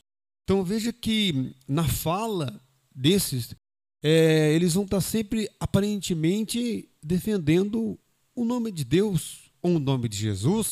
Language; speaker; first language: Portuguese; native; Portuguese